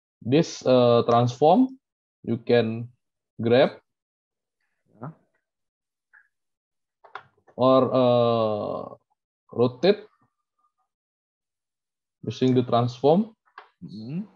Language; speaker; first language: English; non-native, learner; Indonesian